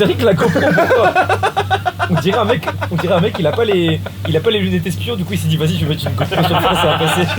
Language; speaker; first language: French; native; French